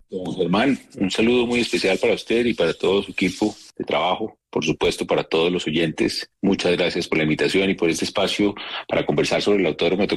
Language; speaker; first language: Spanish; native; Spanish